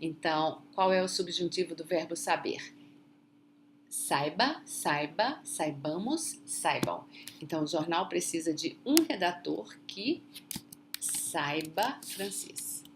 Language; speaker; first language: Portuguese; non-native, fluent; English